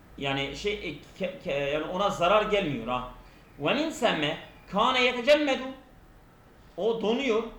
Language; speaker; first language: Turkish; non-native, local second language; Kurdish